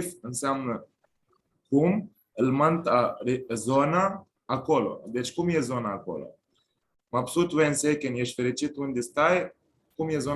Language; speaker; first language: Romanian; non-native, fluent; Arabic